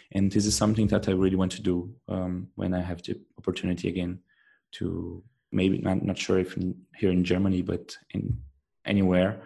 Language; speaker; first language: English; non-native, fluent; Portuguese